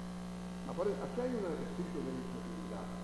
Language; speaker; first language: Spanish; non-native, fluent; English